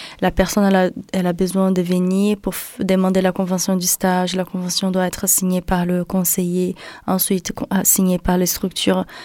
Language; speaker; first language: French; non-native, fluent; Portuguese